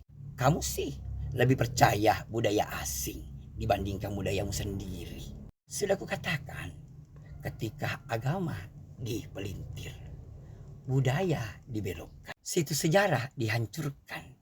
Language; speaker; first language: Indonesian; non-native, local second language; Buginese